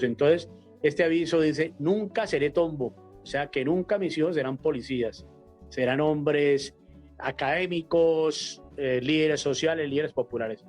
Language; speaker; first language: Spanish; native; Spanish